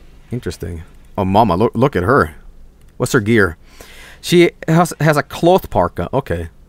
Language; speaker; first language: English; non-native, fluent; Swedish